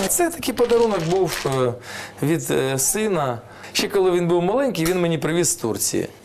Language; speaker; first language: Ukrainian; non-native, local second language; Russian